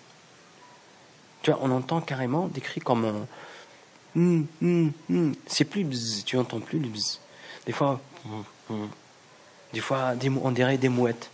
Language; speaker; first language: French; non-native, local second language; Kabyle